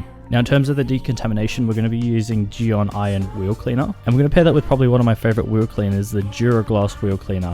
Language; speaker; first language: English; native; English